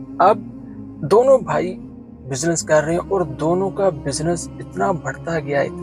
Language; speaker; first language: Urdu; non-native, local second language; Punjabi